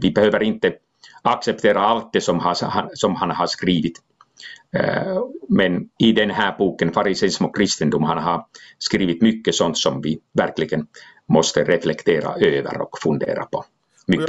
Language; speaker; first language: Swedish; non-native, local second language; Finnish